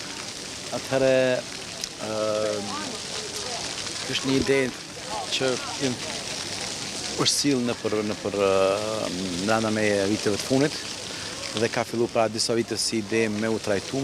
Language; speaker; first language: Albanian; native; Albanian